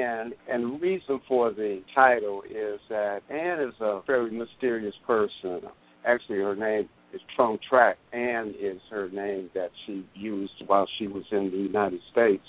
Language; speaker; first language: English; native; English